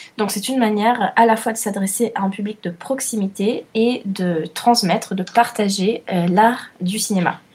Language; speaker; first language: French; non-native, fluent; Italian